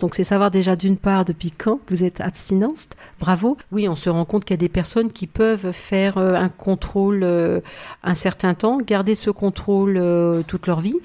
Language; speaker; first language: French; native; French